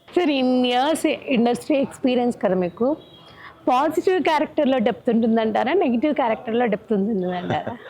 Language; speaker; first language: Telugu; native; Telugu